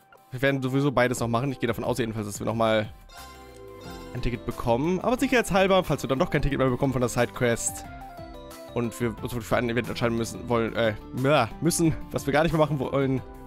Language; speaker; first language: German; native; German